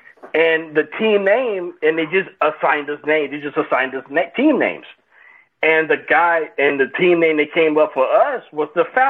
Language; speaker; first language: English; native; English